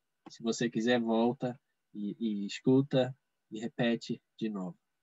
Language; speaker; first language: Portuguese; non-native, fluent; English